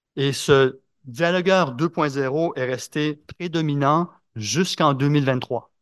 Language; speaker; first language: French; native; French